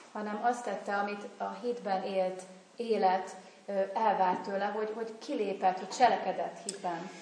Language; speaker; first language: Hungarian; native; Hungarian